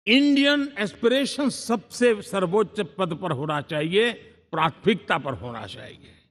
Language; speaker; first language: Hindi; non-native, local second language; Gujarati